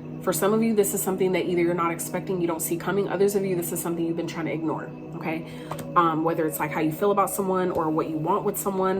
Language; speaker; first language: English; native; English